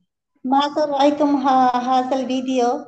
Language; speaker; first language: Arabic; non-native, learner; Bangla